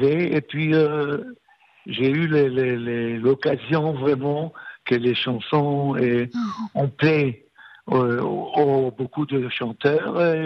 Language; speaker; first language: French; non-native, fluent; Hebrew